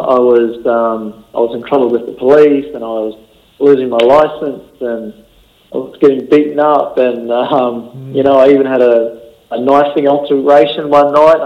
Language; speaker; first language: English; native; English